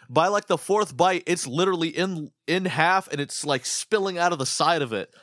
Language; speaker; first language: English; early bilingual, other home language; Arabic